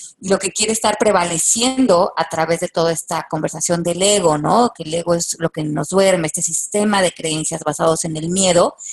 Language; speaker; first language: Spanish; native; Spanish